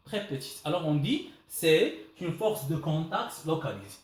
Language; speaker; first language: French; non-native, local second language; Arabic